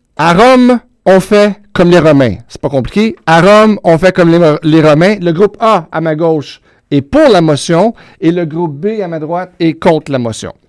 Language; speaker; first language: French; native; French